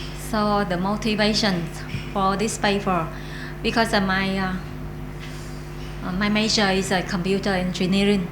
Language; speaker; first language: English; non-native, learner; Vietnamese